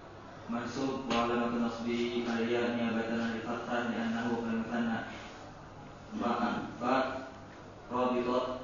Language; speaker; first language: Arabic; non-native, learner; Indonesian